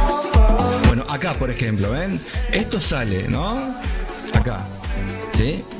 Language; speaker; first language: Spanish; native; Spanish